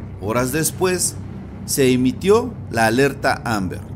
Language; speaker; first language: Spanish; native; Spanish